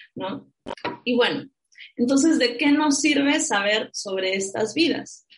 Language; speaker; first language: Spanish; native; Spanish